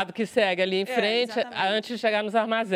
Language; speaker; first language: Portuguese; native; Portuguese